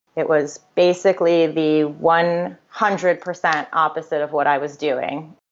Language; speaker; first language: English; native; English